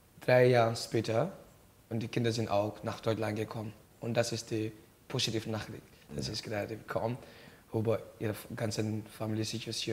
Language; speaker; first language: German; non-native, learner; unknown